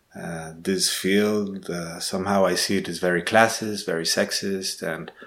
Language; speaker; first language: English; non-native, learner; Spanish